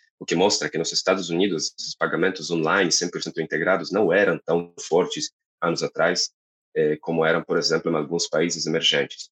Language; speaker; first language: Portuguese; non-native, fluent; Polish